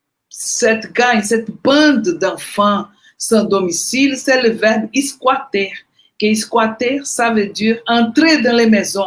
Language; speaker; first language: French; non-native, fluent; Portuguese